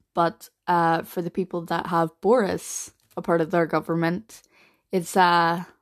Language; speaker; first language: English; native; English